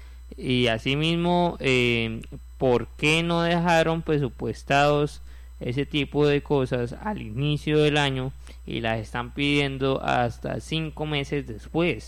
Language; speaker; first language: Spanish; native; Spanish